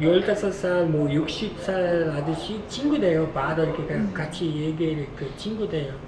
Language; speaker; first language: Korean; non-native, learner; Portuguese